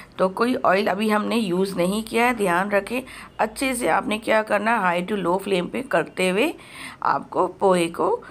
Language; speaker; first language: Hindi; native; Hindi